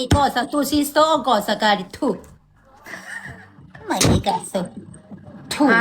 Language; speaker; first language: Italian; non-native, learner; Thai